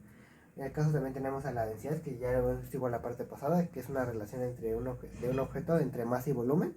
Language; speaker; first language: Spanish; native; Spanish